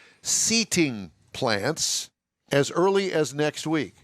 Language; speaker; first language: English; native; English